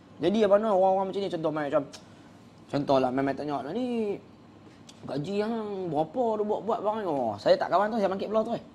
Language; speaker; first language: Malay; native; Malay